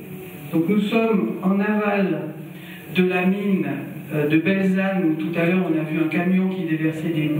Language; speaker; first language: French; native; French